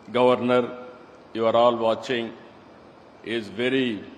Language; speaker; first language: English; non-native, local second language; Telugu